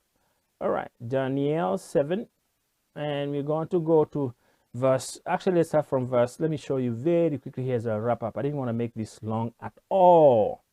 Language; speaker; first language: English; non-native, local second language; Kikuyu